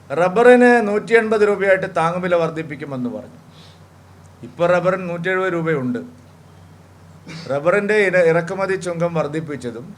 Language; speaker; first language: Malayalam; native; Malayalam